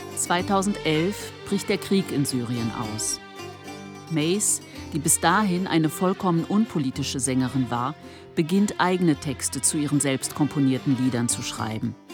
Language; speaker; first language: German; native; German